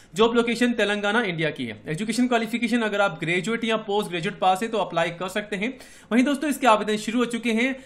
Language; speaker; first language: Hindi; native; Hindi